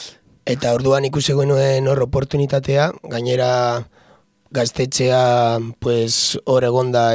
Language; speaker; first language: Basque; non-native, local second language; Spanish